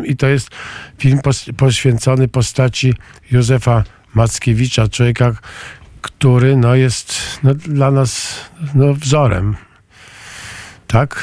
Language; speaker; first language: Polish; native; Polish